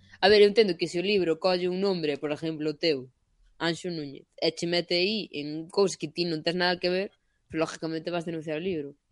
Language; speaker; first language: Galician; non-native, local second language; Spanish